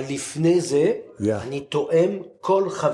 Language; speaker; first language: Hebrew; non-native, fluent; French